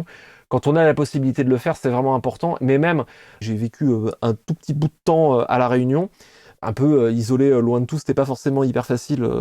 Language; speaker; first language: French; native; French